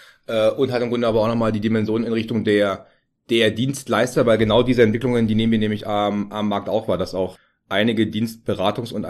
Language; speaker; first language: German; native; German